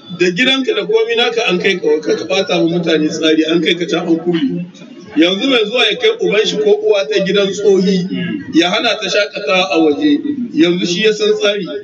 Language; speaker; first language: Hausa; native; Hausa